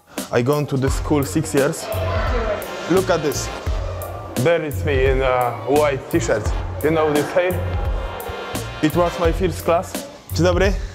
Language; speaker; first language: English; non-native, learner; Polish